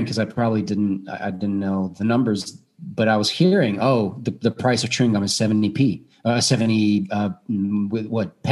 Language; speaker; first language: English; non-native, fluent; Bulgarian